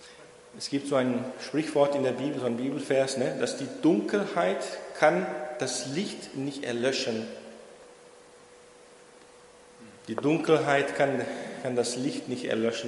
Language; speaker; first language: German; non-native, fluent; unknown